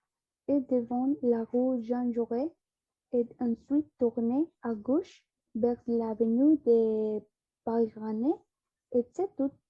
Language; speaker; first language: French; non-native, learner; Spanish